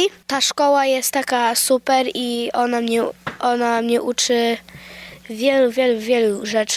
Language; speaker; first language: Polish; early bilingual, heritage; Polish